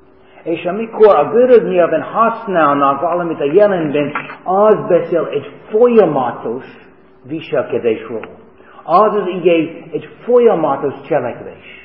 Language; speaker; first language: Hungarian; non-native, fluent; English